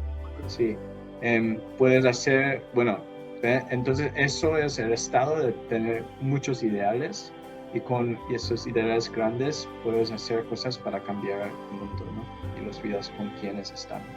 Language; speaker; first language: Spanish; non-native, fluent; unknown